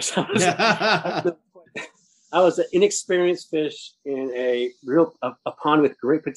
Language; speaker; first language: English; native; English